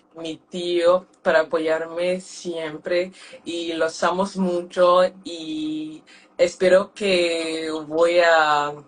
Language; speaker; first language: Spanish; non-native, learner; French